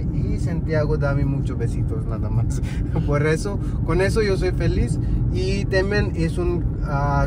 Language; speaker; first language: Spanish; non-native, learner; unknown